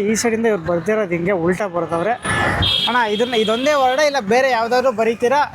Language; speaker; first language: Kannada; native; Kannada